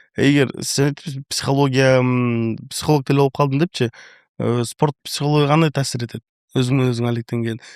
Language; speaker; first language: Kyrgyz; native; Kyrgyz